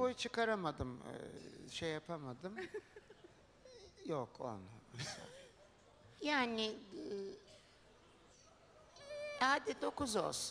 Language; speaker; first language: Turkish; native; Turkish